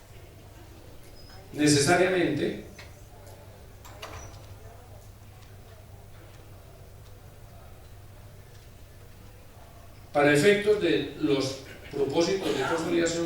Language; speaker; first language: Spanish; native; Spanish